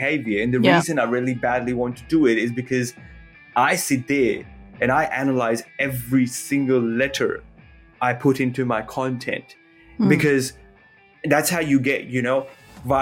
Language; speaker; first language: English; non-native, local second language; Urdu